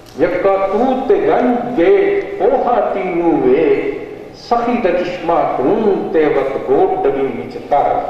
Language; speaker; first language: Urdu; non-native, local second language; Northern Hindko